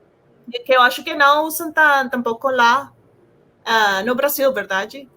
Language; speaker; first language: Portuguese; non-native, fluent; Spanish